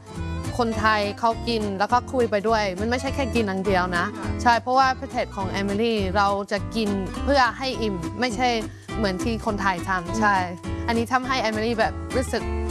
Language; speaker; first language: Thai; non-native, fluent; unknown